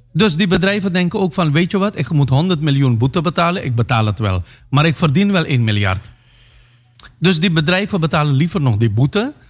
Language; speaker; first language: Dutch; non-native, local second language; Caribbean Hindustani